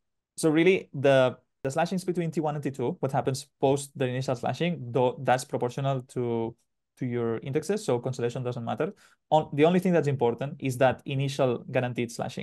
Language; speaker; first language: English; non-native, fluent; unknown